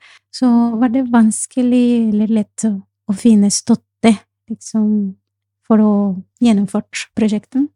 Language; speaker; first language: Norwegian; non-native, fluent; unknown